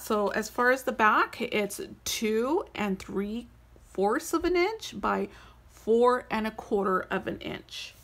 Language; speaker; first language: English; native; English